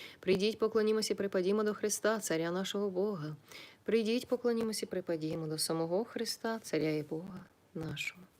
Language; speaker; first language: Ukrainian; native; Ukrainian